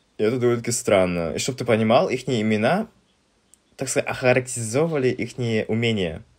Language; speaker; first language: Russian; native; Russian